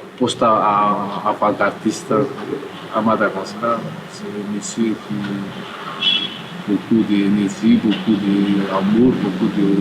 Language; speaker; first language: French; non-native, local second language; Malagasy